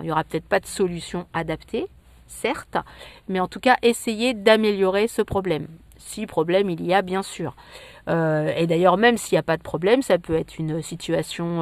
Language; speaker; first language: French; native; French